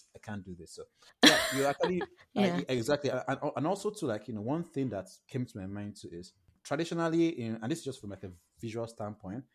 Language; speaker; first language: English; non-native, local second language; Yoruba